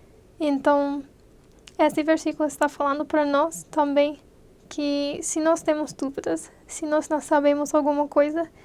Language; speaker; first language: Portuguese; non-native, fluent; English